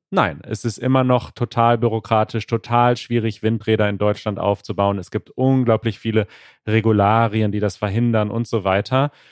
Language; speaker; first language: German; native; German